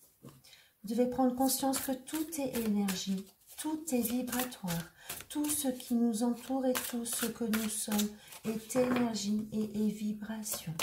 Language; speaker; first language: French; native; French